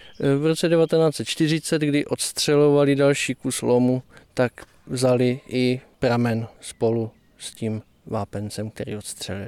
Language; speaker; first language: Czech; native; Czech